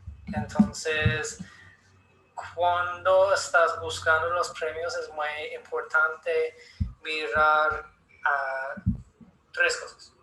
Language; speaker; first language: Spanish; non-native, learner; English